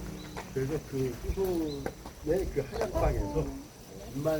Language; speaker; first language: Korean; native; Korean